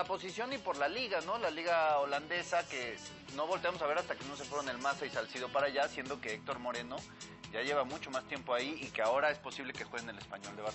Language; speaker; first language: Spanish; native; Spanish